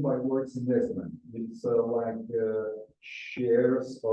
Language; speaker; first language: English; non-native, learner; Russian